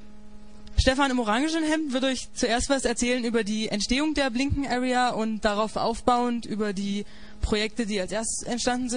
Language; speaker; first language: German; native; German